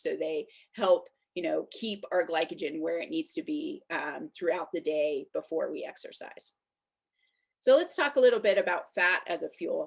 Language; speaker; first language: English; native; English